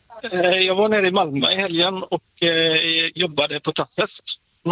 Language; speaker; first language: Swedish; native; Swedish